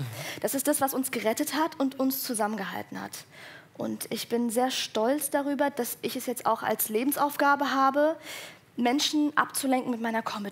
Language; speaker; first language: German; early bilingual, other home language; Persian